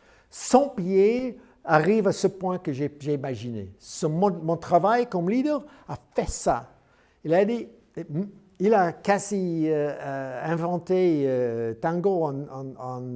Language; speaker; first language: French; non-native, learner; English